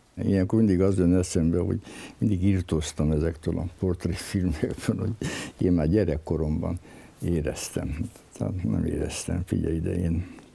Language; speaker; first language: Hungarian; non-native, local second language; Croatian